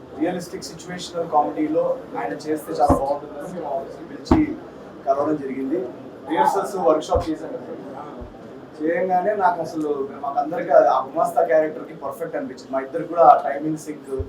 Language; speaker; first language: Telugu; native; Telugu